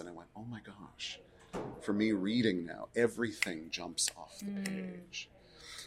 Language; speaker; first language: English; native; English